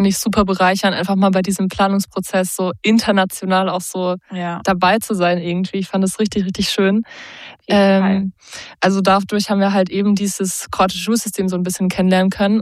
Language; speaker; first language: German; native; German